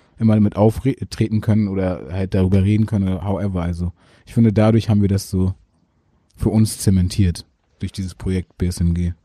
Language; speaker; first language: German; early bilingual, other home language; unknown